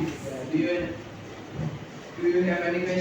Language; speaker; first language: English; non-native, learner; Indonesian